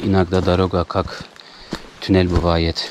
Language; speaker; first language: Russian; non-native, learner; Turkish